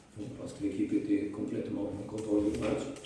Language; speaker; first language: French; non-native, fluent; Portuguese